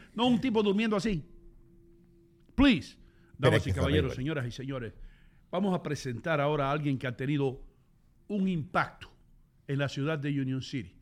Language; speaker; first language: Spanish; native; Spanish